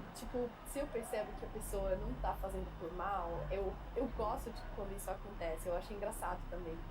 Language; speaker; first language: Portuguese; non-native, fluent; Swiss German